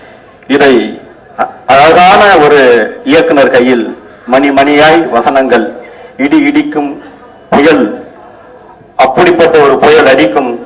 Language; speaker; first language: Tamil; native; Tamil